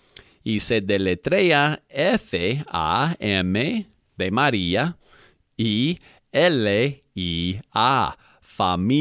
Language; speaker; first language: Spanish; non-native, fluent; English